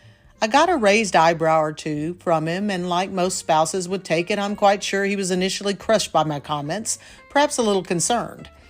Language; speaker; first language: English; native; English